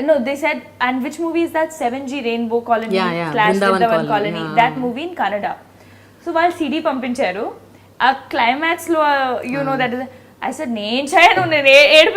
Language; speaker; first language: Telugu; non-native, local second language; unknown